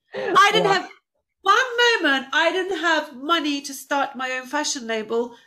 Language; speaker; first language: English; non-native, fluent; Turkish